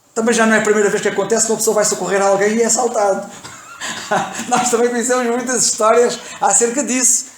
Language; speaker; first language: Portuguese; native; Portuguese